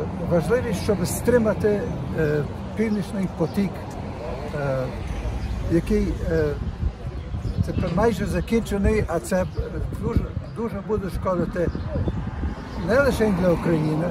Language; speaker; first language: Ukrainian; early bilingual, heritage; Ukrainian